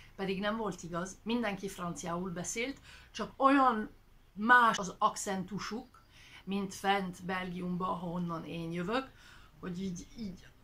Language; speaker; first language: Hungarian; early bilingual, heritage; French